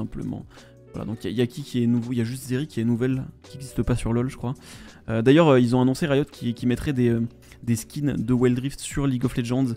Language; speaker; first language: French; native; French